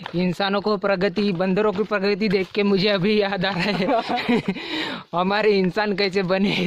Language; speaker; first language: Hindi; non-native, local second language; Marathi